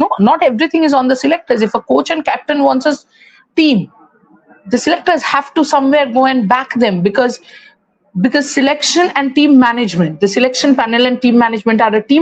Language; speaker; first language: English; non-native, local second language; Hindi